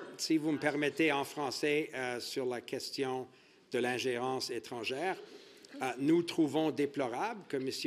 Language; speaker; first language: French; early bilingual, heritage; French